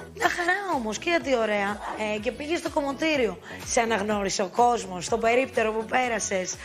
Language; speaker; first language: Greek; native; Greek